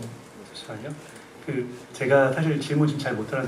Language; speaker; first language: Korean; native; Korean